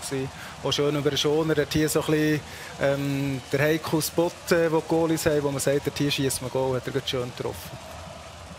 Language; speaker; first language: German; native; German